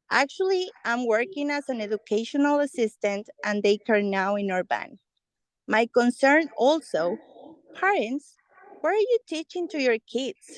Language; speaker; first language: English; non-native, fluent; Spanish